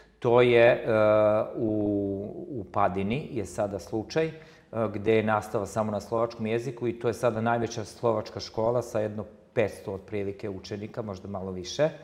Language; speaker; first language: Croatian; non-native, local second language; Slovak